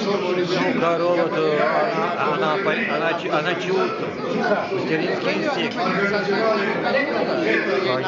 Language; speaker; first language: Russian; native; Russian